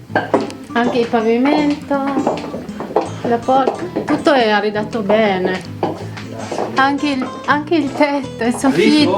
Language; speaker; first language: Italian; non-native, learner; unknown